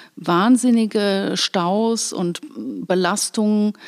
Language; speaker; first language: German; native; German